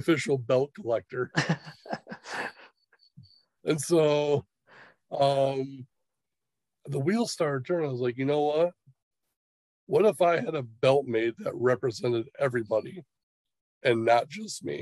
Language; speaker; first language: English; native; English